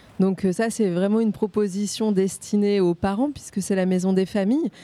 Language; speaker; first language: French; native; French